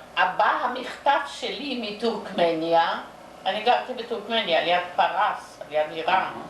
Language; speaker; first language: Hebrew; non-native, fluent; Yiddish